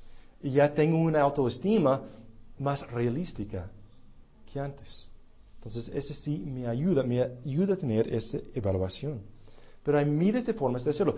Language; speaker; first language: Spanish; non-native, fluent; English